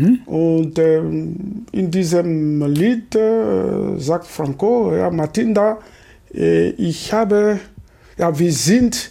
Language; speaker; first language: German; non-native, learner; Lingala